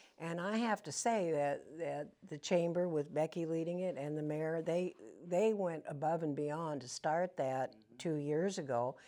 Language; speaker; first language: English; native; English